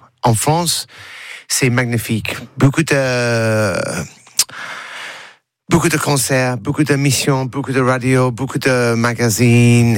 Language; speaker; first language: French; non-native, learner; English